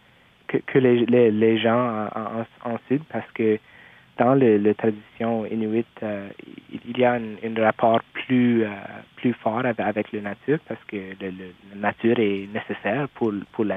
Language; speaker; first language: French; non-native, local second language; English